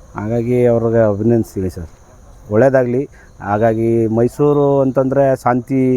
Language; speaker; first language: Kannada; native; Kannada